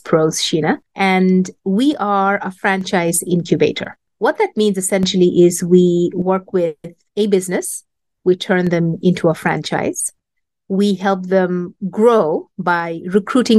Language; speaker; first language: English; non-native, local second language; Bangla